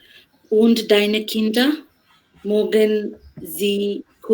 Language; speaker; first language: German; non-native, learner; Bangla